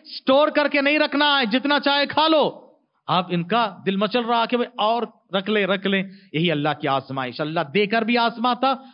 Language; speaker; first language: Urdu; native; Urdu